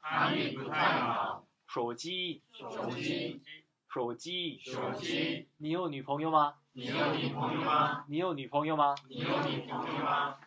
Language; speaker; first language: Chinese; non-native, fluent; Korean